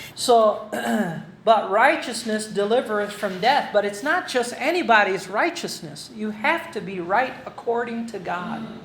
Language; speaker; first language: English; non-native, local second language; Filipino